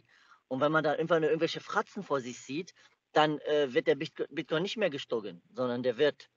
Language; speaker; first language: German; native; German